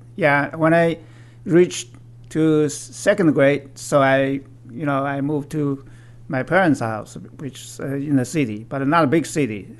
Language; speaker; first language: English; non-native, fluent; Chinese